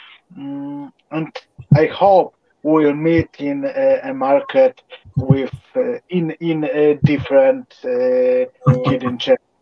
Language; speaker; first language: English; non-native, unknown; Polish